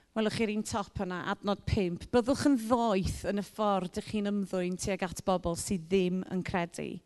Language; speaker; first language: Welsh; native; Welsh